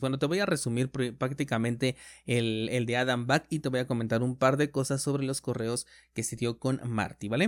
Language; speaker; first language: Spanish; native; Spanish